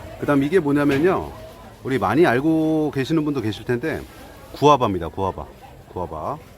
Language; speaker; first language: Korean; native; Korean